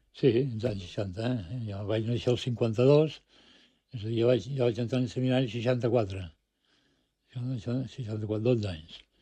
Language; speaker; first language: Catalan; non-native, local second language; Spanish